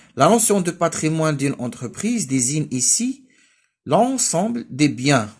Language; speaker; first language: French; non-native, local second language; Arabic